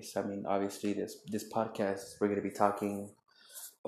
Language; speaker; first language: English; native; English